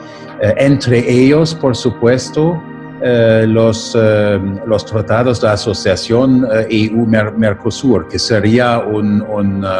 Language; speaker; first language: Spanish; non-native, fluent; German